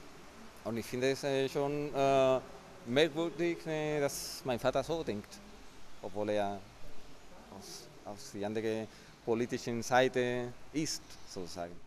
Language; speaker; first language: German; non-native, fluent; Spanish